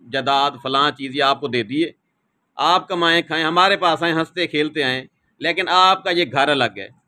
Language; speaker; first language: Urdu; non-native, local second language; Saraiki